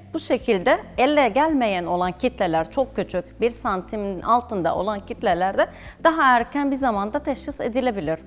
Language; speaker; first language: Turkish; non-native, fluent; Arabic